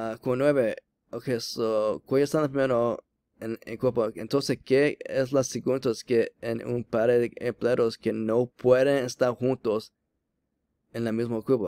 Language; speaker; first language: Spanish; non-native, learner; English